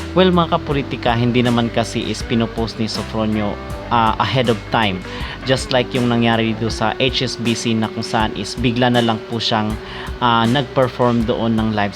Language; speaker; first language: Filipino; native; Filipino